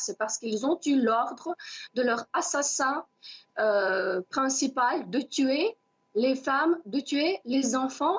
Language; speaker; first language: French; non-native, fluent; Ukrainian